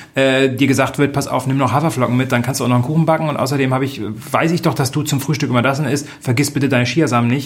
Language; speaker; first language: German; native; German